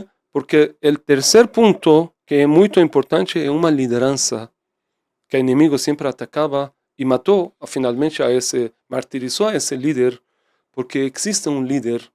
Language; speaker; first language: Portuguese; non-native, fluent; Persian